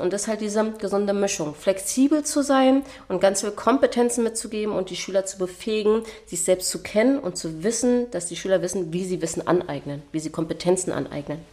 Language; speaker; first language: German; native; German